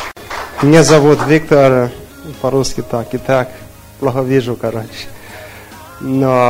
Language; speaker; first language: Russian; early bilingual, heritage; Russian